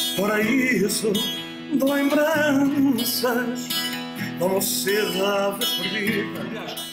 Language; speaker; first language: Portuguese; early bilingual, heritage; Portuguese